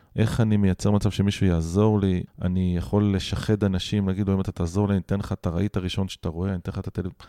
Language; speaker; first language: Hebrew; native; Hebrew